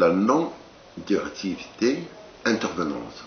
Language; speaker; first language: French; non-native, local second language; Arabic